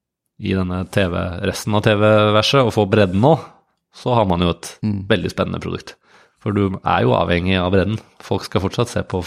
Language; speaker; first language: Norwegian; native; Norwegian